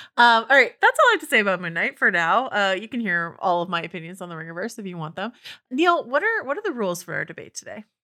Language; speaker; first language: English; native; English